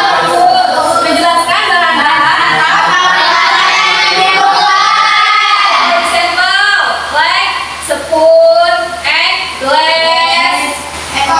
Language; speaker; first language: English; non-native, learner; Indonesian